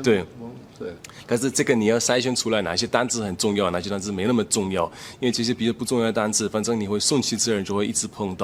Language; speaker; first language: Chinese; non-native, fluent; German